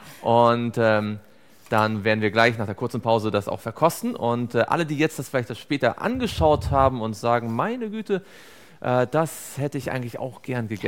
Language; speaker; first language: German; native; German